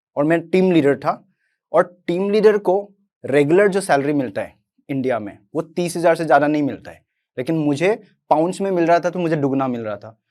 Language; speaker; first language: Hindi; non-native, local second language; Assamese